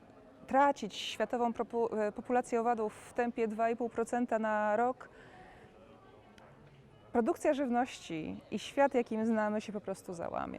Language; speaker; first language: Polish; native; Polish